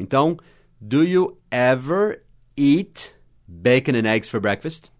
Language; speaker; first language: English; native; English